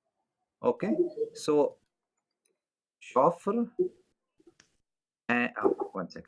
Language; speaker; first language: English; non-native, local second language; French